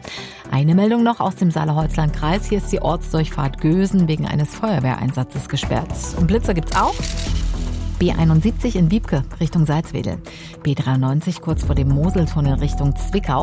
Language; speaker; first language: German; native; German